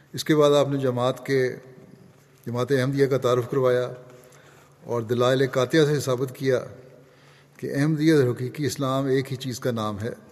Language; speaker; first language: Urdu; native; Urdu